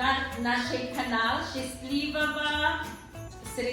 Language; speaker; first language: Russian; non-native, local second language; Tajik